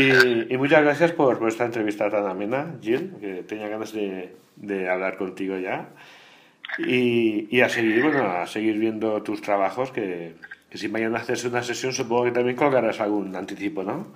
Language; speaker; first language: Spanish; native; Spanish